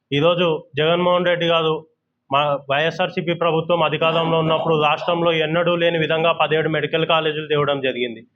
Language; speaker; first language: Telugu; native; Telugu